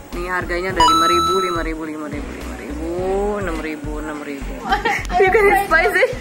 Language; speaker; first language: Indonesian; native; Indonesian